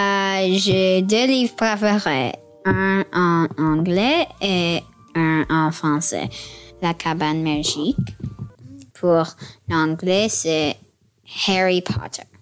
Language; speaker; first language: French; early bilingual, other home language; English